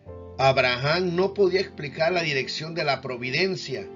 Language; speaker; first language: Spanish; native; Spanish